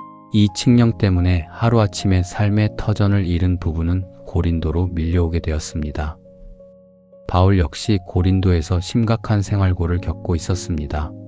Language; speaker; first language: Korean; native; Korean